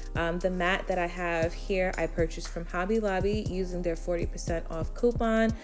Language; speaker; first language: English; native; English